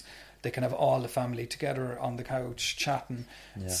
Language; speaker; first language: English; native; English